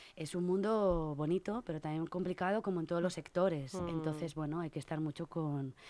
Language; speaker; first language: Spanish; native; Spanish